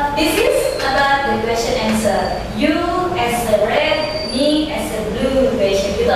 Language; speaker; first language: English; non-native, learner; Indonesian